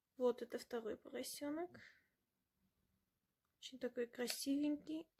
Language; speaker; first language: Russian; non-native, learner; German